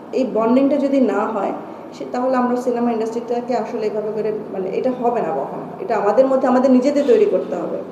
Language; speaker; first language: Bangla; early bilingual, heritage; Bangla